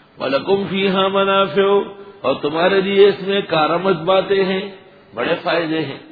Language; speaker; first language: Urdu; non-native, local second language; Pashto